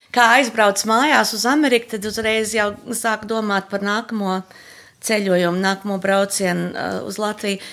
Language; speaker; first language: Latvian; early bilingual, heritage; Latvian